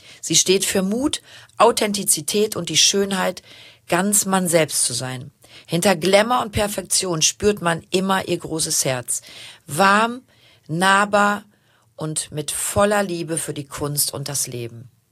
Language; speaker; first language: German; native; German